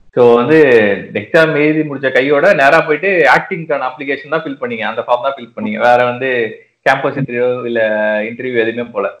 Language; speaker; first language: Tamil; native; Tamil